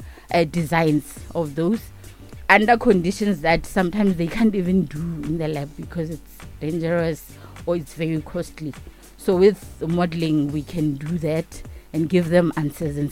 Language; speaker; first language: English; non-native, local second language; Northern Sotho